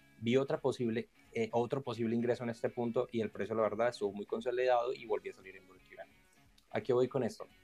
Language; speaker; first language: Spanish; native; Spanish